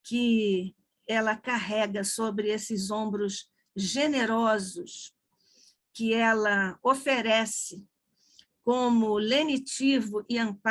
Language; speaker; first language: Portuguese; native; Portuguese